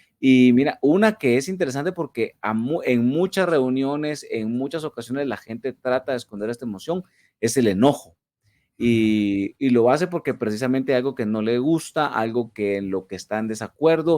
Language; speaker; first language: Spanish; native; Spanish